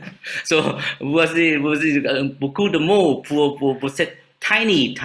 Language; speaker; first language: French; non-native, fluent; Vietnamese